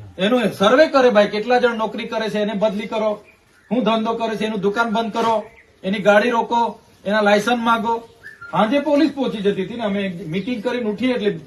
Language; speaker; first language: Gujarati; non-native, local second language; Vasavi